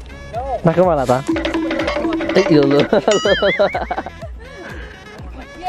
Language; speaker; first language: Chinese; non-native, learner; Indonesian